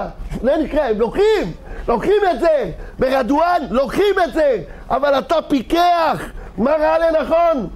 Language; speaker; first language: Hebrew; native; Hebrew